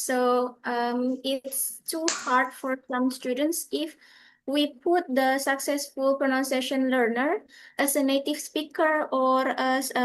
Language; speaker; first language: English; non-native, fluent; Indonesian